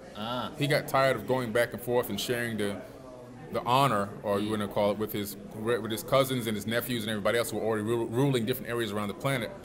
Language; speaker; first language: English; native; English